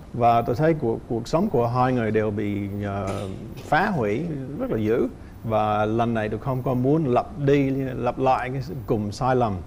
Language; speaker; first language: Vietnamese; non-native, fluent; English